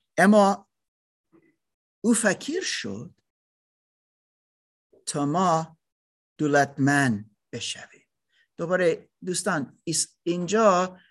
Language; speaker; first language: Persian; non-native, learner; German